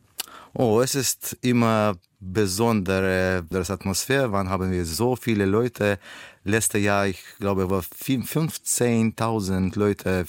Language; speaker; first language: German; non-native, learner; Russian